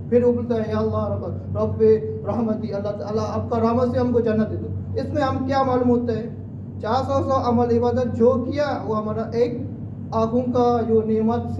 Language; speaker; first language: Hindi; non-native, fluent; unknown